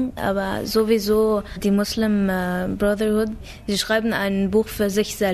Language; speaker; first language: German; non-native, fluent; Arabic